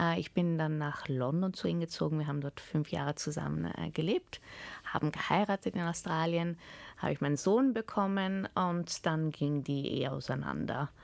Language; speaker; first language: German; early bilingual, heritage; German